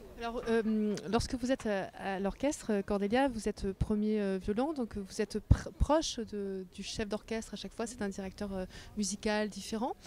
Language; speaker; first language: French; native; French